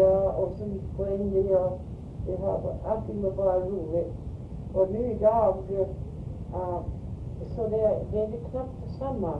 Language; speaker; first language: Swedish; early bilingual, heritage; Swedish